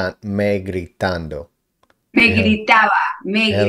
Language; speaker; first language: Spanish; non-native, learner; English